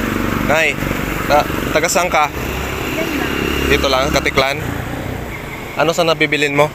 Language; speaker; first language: Filipino; non-native, local second language; Aklanon